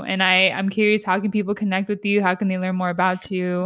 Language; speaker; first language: English; early bilingual, other home language; Spanish